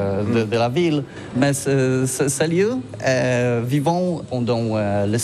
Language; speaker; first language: French; non-native, learner; Polish